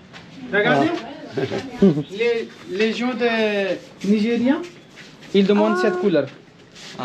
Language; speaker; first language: French; non-native, fluent; Hindi